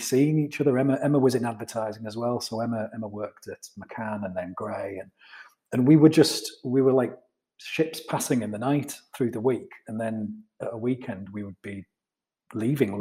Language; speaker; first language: English; native; English